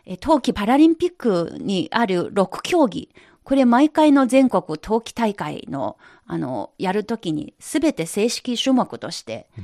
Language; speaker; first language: Japanese; non-native, fluent; Chinese